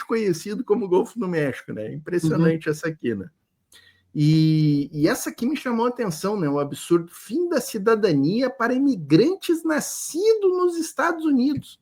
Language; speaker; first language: Portuguese; native; Portuguese